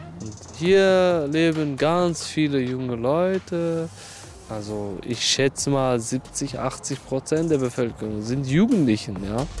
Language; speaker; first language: German; non-native, fluent; Uzbek